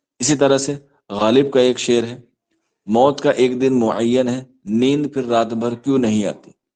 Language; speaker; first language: Urdu; native; Urdu